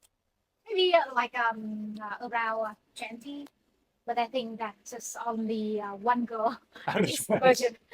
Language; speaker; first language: English; non-native, learner; Vietnamese